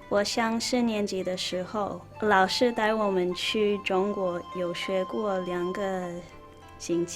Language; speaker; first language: Chinese; non-native, learner; English